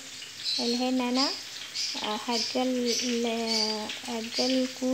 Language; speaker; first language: Arabic; non-native, local second language; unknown